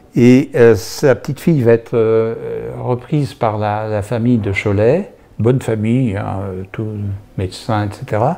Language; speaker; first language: French; native; French